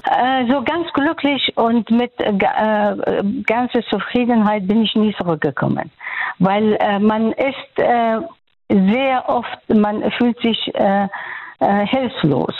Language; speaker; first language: German; non-native, fluent; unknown